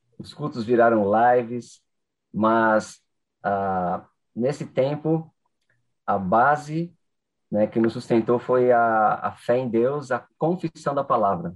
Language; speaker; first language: Portuguese; native; Portuguese